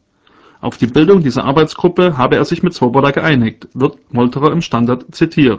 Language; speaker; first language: German; native; German